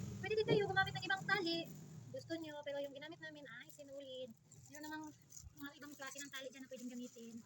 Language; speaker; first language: Filipino; non-native, local second language; Hiligaynon